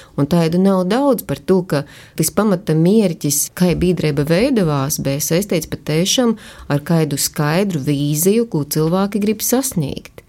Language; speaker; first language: Latvian; native; Latvian